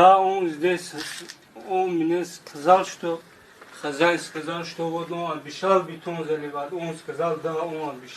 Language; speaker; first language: Russian; non-native, learner; Tajik